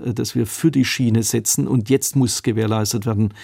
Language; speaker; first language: German; native; German